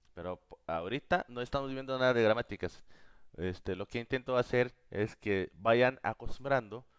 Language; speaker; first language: Spanish; non-native, fluent; Korean